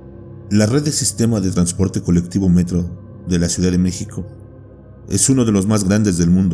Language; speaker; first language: Spanish; native; Spanish